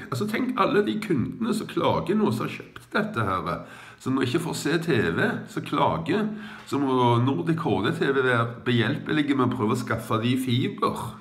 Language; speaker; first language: Norwegian; native; Norwegian